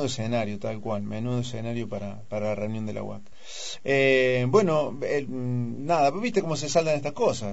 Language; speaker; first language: Spanish; native; Spanish